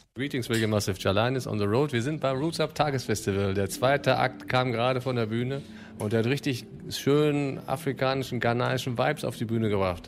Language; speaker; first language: German; native; German